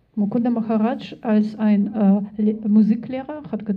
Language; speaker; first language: German; non-native, fluent; Russian